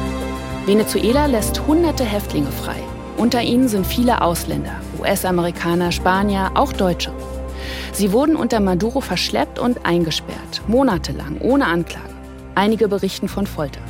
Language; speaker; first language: German; native; German